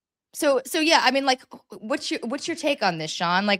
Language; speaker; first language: English; native; English